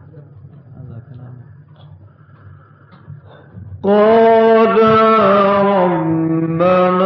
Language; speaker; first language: Arabic; native; Arabic